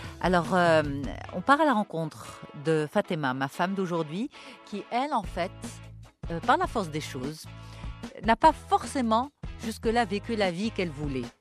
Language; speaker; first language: French; non-native, local second language; Arabic